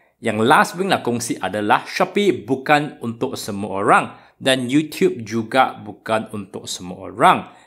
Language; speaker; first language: Malay; non-native, local second language; Chinese